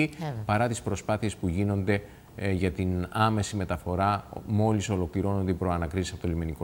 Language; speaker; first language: Greek; native; Greek